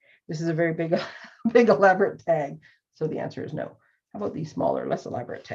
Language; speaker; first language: English; native; English